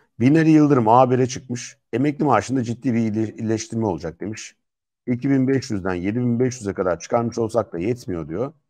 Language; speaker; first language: Turkish; native; Turkish